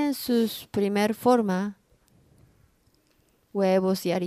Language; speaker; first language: Spanish; non-native, learner; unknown